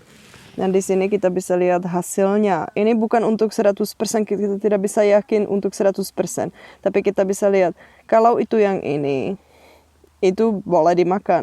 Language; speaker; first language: Indonesian; non-native, fluent; Czech